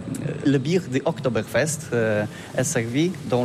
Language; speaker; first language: French; non-native, learner; Polish